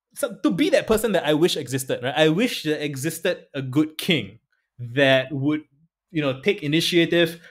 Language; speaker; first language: English; native; English